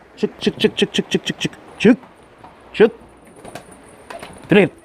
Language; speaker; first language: Turkish; native; Turkish